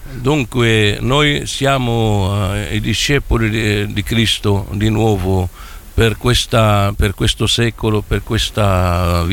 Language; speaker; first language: Italian; non-native, fluent; Arabic